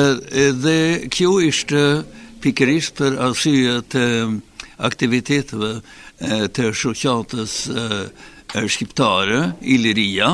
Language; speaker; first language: Albanian; non-native, fluent; Swedish